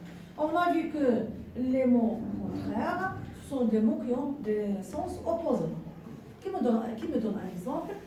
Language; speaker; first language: French; non-native, local second language; Arabic